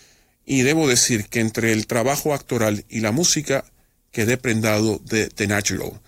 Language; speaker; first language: Spanish; native; Spanish